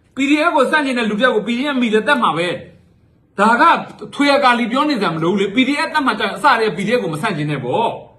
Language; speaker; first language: Burmese; native; Burmese